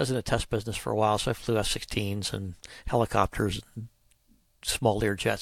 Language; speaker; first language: English; native; English